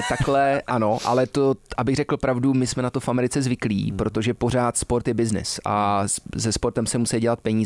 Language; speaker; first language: Czech; early bilingual, heritage; Czech